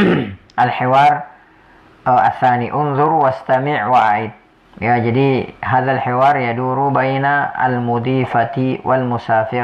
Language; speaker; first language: Arabic; non-native, fluent; Indonesian